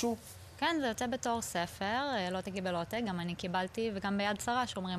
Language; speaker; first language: Hebrew; native; Hebrew